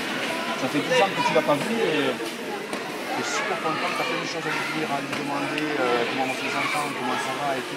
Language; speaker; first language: French; native; French